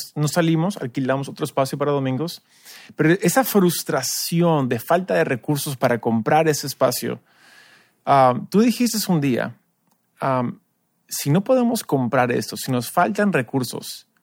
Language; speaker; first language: Spanish; early bilingual, other home language; English